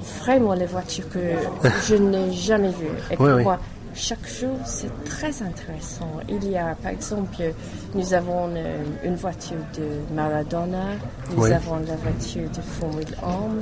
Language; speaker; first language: French; non-native, learner; English